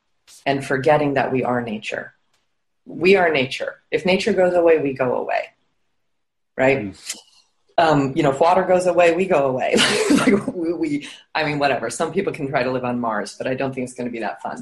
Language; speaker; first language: English; native; English